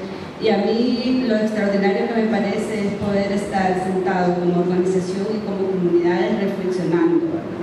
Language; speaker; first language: Spanish; native; Spanish